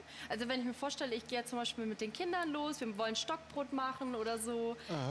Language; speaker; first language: German; native; German